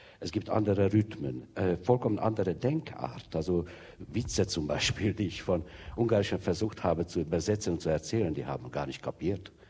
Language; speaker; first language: German; non-native, fluent; Hungarian